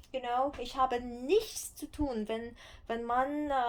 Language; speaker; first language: German; non-native, learner; English